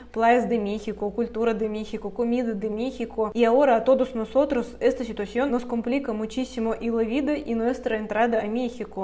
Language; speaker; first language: Spanish; non-native, fluent; Russian